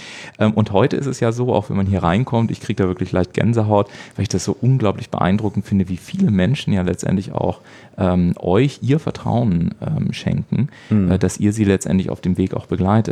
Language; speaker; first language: German; native; German